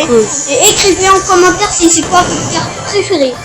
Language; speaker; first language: French; early bilingual, other home language; Romanian